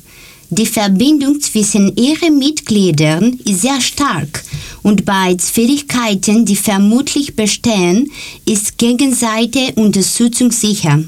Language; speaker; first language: German; non-native, learner; Greek